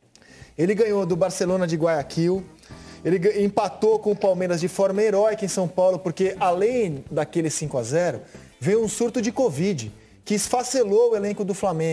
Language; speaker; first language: Portuguese; native; Portuguese